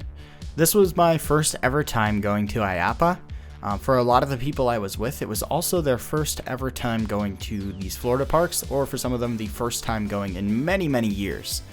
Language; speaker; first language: English; native; English